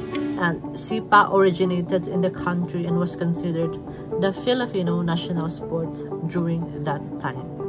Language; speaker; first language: English; non-native, local second language; Cebuano